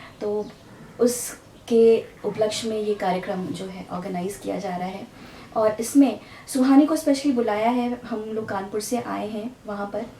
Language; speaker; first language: Hindi; native; Hindi